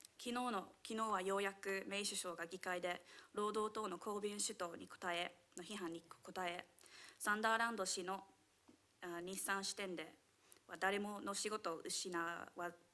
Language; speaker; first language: Japanese; non-native, fluent; English